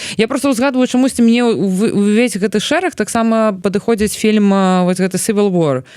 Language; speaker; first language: Belarusian; non-native, local second language; Russian